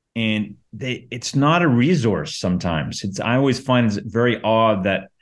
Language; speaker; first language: English; native; English